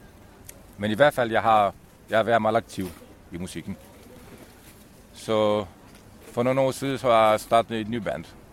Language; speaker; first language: Danish; non-native, fluent; Romanian